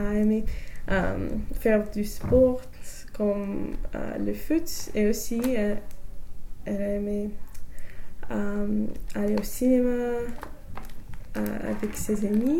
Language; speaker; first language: French; non-native, learner; English